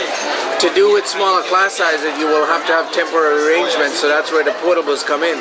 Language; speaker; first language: English; native; English